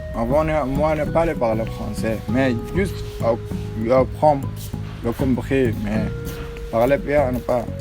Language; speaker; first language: French; non-native, learner; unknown